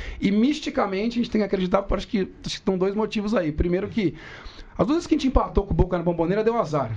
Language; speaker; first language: Portuguese; native; Portuguese